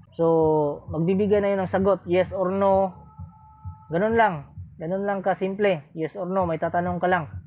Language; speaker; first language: Filipino; non-native, local second language; Cebuano